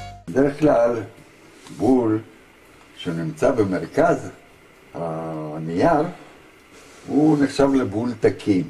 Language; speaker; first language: Hebrew; early bilingual, other home language; Romanian